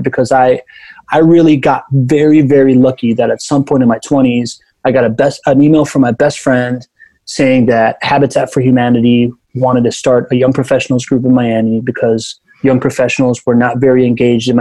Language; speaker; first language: English; early bilingual, other home language; Spanish